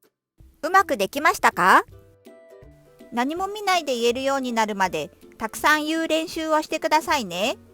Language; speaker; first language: Japanese; non-native, fluent; Korean